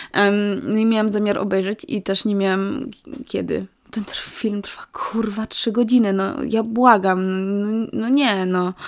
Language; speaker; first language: Polish; native; Polish